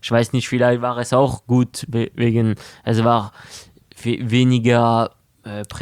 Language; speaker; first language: German; non-native, local second language; French